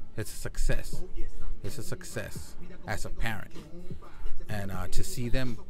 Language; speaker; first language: English; native; English